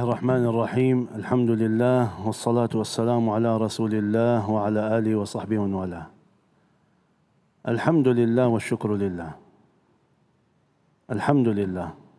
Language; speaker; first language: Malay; non-native, fluent; Arabic